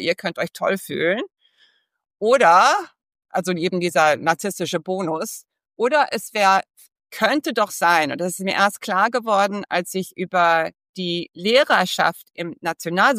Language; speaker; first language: German; early bilingual, heritage; English